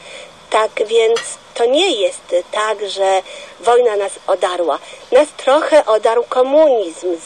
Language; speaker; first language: Polish; native; Polish